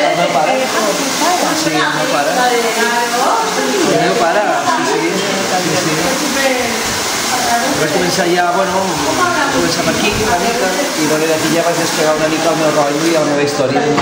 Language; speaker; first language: Catalan; non-native, local second language; Spanish